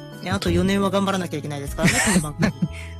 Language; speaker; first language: Japanese; native; Japanese